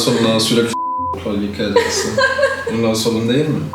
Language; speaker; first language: Turkish; non-native, learner; Haitian Creole